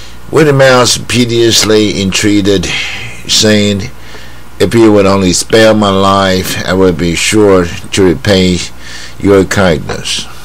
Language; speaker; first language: English; non-native, fluent; Chinese